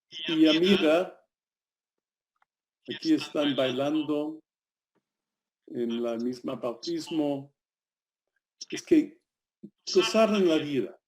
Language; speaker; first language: Spanish; non-native, fluent; English